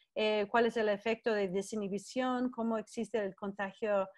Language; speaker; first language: Spanish; non-native, fluent; English